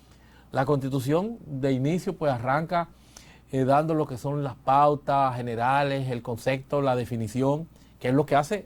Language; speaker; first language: Spanish; native; Spanish